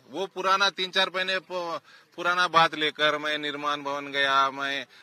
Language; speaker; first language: Hindi; non-native, local second language; Telugu